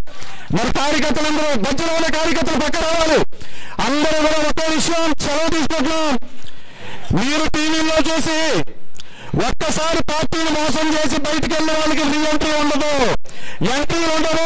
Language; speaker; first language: Telugu; native; Telugu